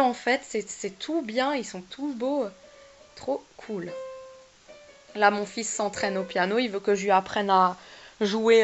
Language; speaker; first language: French; native; French